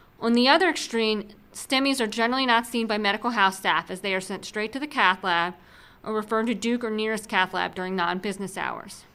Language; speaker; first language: English; native; English